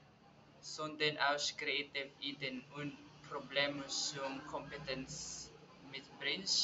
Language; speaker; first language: German; non-native, learner; Filipino